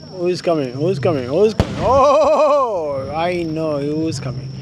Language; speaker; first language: English; non-native, local second language; Urdu